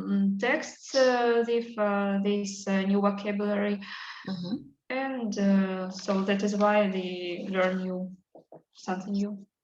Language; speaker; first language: English; non-native, learner; Russian